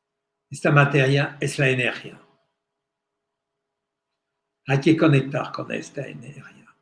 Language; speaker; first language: Spanish; non-native, fluent; French